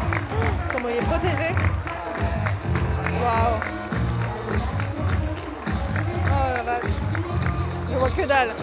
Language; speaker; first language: French; native; French